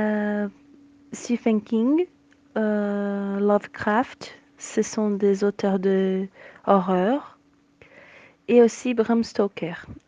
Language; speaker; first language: French; non-native, fluent; Portuguese